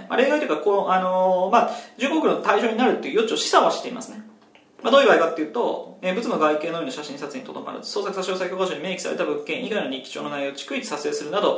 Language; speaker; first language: Japanese; native; Japanese